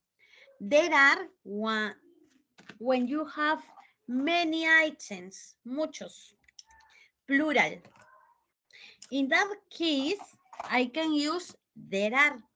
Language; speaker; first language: English; non-native, fluent; Spanish